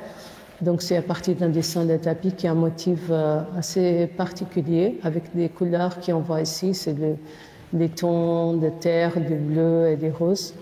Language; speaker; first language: French; non-native, fluent; Portuguese